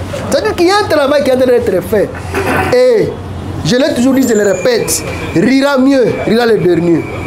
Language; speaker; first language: French; non-native, local second language; Swahili